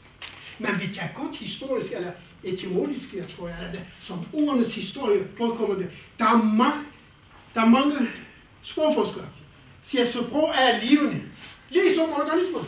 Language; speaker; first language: Danish; non-native, fluent; Kurdish